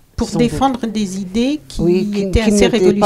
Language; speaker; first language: French; native; French